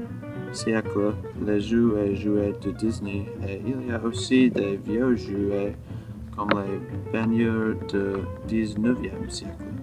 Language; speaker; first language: French; non-native, learner; English